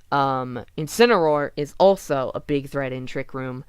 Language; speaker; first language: English; native; English